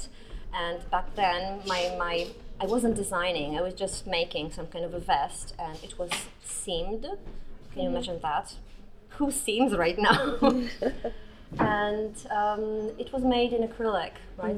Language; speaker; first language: English; non-native, fluent; Polish